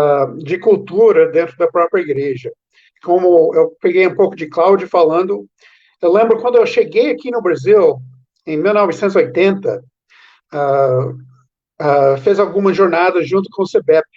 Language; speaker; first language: Portuguese; non-native, fluent; English